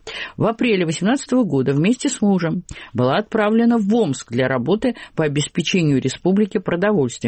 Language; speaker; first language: Russian; native; Russian